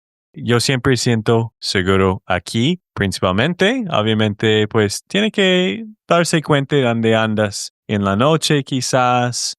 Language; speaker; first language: Spanish; non-native, fluent; English